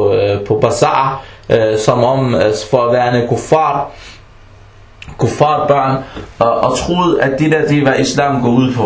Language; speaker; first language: Danish; early bilingual, other home language; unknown